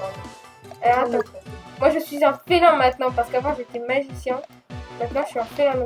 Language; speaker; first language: French; native; French